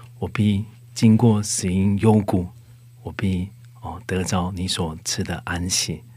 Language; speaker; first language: Chinese; native; Chinese